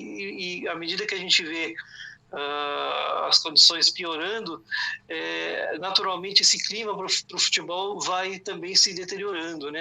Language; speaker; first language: Portuguese; native; Portuguese